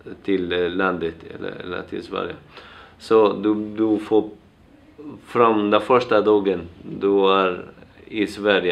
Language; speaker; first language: Swedish; non-native, fluent; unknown